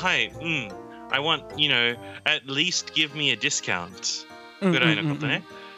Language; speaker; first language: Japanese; non-native, learner; English